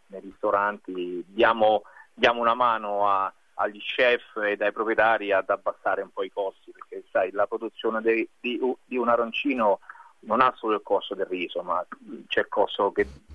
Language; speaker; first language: Italian; native; Italian